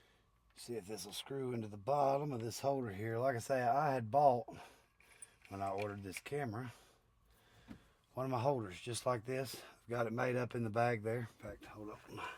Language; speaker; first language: English; native; English